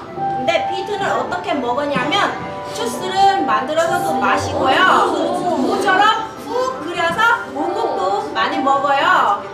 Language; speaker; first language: Korean; non-native, fluent; Vietnamese